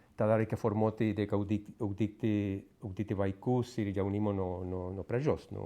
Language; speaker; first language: Lithuanian; non-native, fluent; Spanish